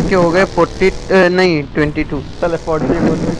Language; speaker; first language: Hindi; non-native, local second language; Gujarati